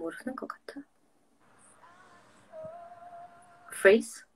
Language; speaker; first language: Korean; non-native, fluent; English